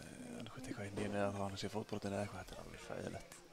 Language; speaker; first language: Icelandic; native; Icelandic